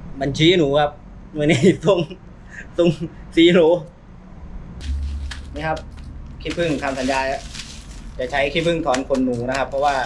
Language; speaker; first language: Thai; native; Thai